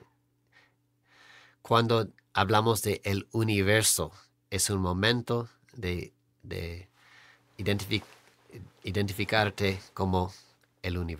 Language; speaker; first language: Spanish; non-native, fluent; English